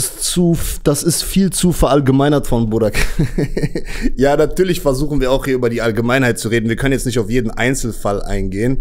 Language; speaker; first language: German; native; German